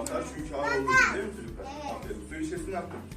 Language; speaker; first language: Turkish; native; Turkish